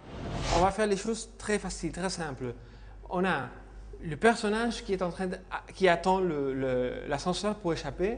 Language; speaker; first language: French; non-native, fluent; Spanish